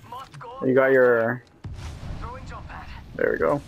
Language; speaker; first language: English; native; English